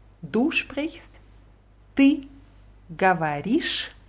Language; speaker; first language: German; non-native, fluent; Russian